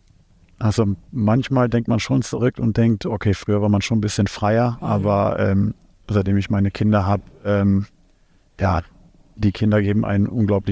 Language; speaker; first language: German; native; German